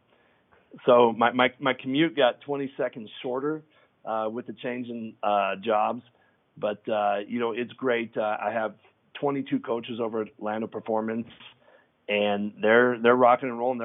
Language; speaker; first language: English; native; English